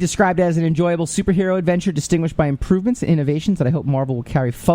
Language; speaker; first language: English; native; English